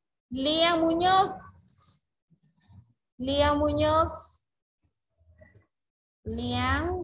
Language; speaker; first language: Spanish; native; Spanish